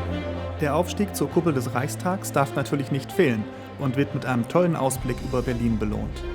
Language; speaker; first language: German; native; German